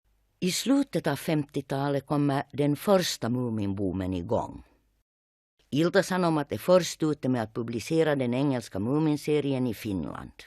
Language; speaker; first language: Swedish; native; Swedish